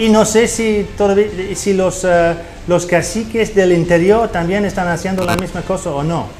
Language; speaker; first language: Spanish; non-native, fluent; English